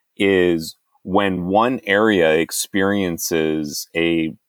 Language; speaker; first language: English; native; English